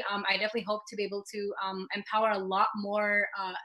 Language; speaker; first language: English; native; English